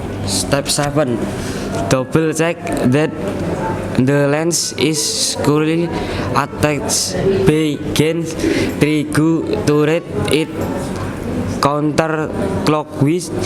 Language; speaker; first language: English; non-native, learner; Indonesian